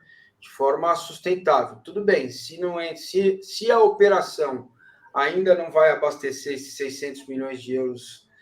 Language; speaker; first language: Portuguese; native; Portuguese